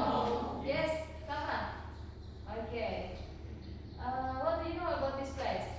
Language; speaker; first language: English; non-native, learner; Indonesian